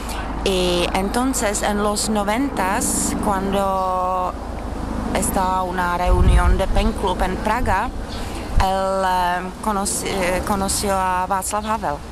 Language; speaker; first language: Spanish; non-native, fluent; Czech